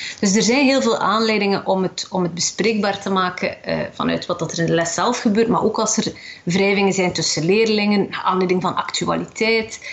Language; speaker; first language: Dutch; early bilingual, other home language; Arabic